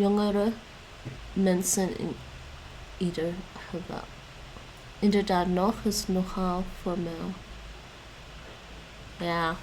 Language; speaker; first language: Dutch; non-native, learner; English